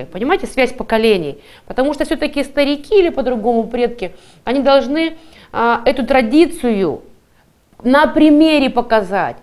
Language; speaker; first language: Russian; native; Russian